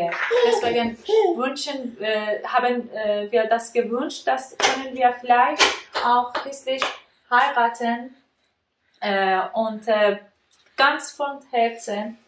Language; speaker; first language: German; non-native, learner; Persian